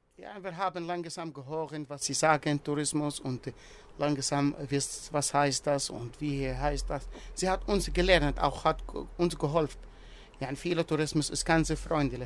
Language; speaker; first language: German; non-native, learner; Arabic